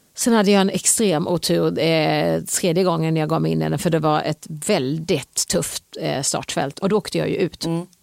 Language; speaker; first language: Swedish; native; Swedish